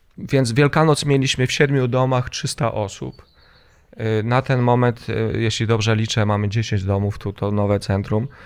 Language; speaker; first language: Polish; native; Polish